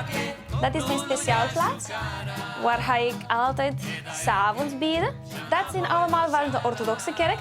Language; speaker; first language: Dutch; non-native, learner; Romanian